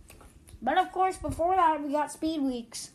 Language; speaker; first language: English; native; English